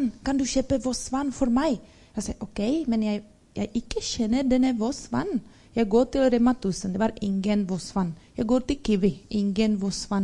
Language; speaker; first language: Norwegian; non-native, learner; Czech